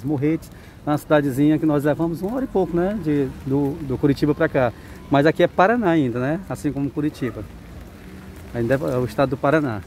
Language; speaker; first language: Portuguese; native; Portuguese